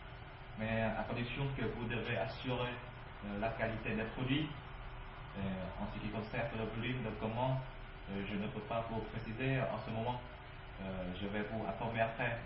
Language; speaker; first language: French; non-native, learner; Vietnamese